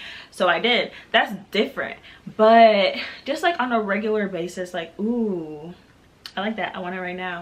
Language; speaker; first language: English; native; English